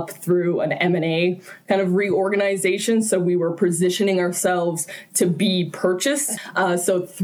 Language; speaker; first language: English; native; English